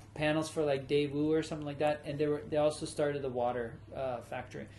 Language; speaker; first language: English; early bilingual, other home language; German